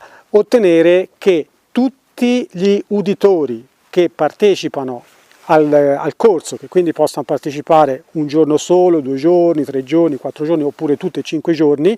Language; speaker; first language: Italian; native; Italian